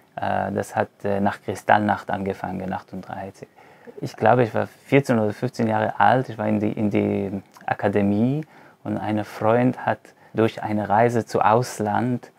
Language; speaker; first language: German; non-native, fluent; Hebrew